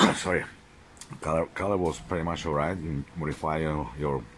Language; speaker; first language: English; non-native, fluent; Czech